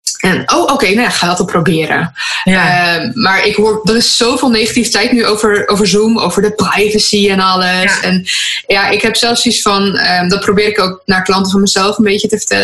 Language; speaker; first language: Dutch; native; Dutch